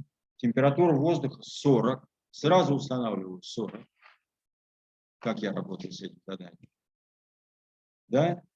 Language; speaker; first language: Russian; native; Russian